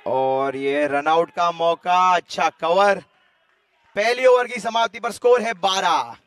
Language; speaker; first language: Hindi; non-native, local second language; Gujarati